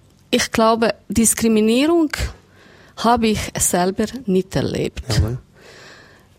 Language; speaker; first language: German; non-native, learner; Serbian